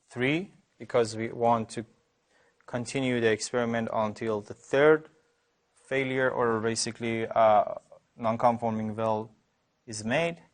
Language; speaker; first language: English; non-native, fluent; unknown